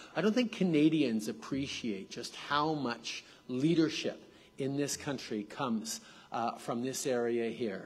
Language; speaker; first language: English; native; English